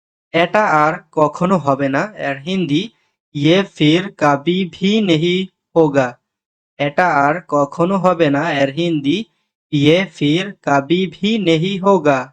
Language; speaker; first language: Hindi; non-native, learner; Bangla